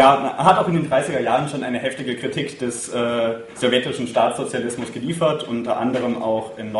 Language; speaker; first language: German; native; German